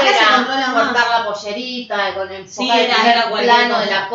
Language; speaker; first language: Spanish; native; Spanish